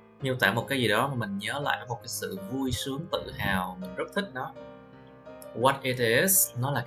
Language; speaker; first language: Vietnamese; native; Vietnamese